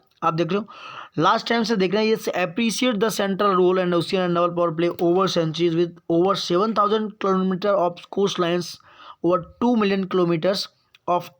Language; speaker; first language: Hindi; native; Hindi